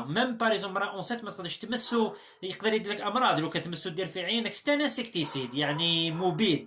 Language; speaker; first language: Arabic; native; Arabic